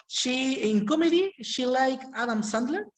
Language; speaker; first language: English; non-native, learner; Spanish